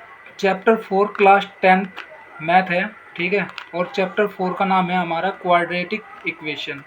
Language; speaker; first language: Hindi; native; Hindi